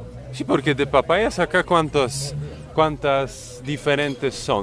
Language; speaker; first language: Spanish; non-native, learner; Polish